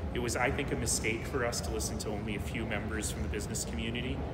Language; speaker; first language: English; native; English